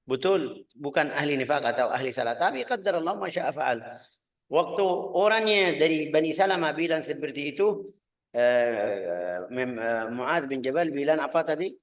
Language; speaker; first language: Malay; non-native, fluent; Arabic